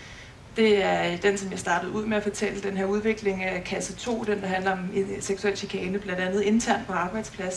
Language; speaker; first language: Danish; native; Danish